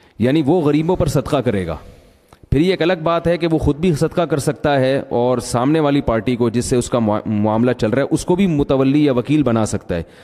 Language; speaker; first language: Urdu; native; Urdu